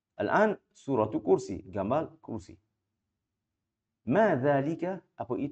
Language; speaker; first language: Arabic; non-native, fluent; Malay